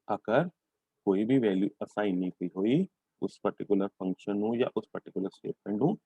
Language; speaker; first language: Hindi; non-native, local second language; Punjabi